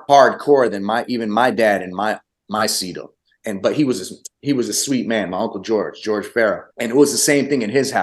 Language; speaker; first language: English; early bilingual, other home language; Arabic